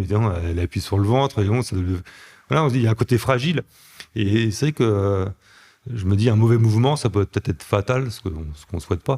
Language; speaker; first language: French; native; French